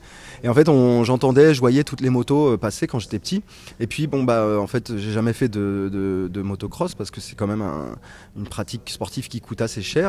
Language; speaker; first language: French; native; French